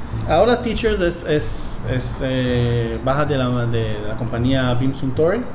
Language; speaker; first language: Spanish; non-native, fluent; English